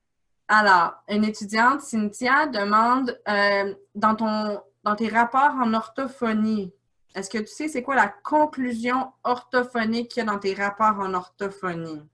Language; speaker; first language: French; native; French